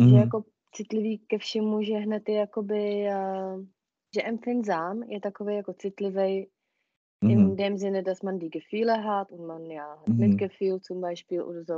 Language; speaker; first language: German; non-native, fluent; Czech